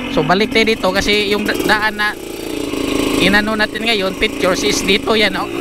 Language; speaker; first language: Filipino; non-native, local second language; Cebuano